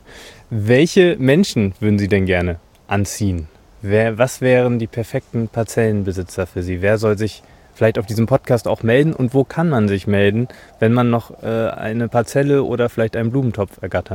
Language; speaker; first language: German; native; German